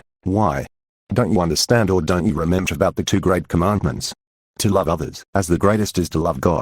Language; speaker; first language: English; non-native, local second language; Filipino